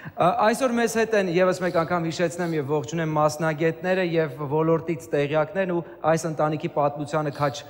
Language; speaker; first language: Armenian; native; Armenian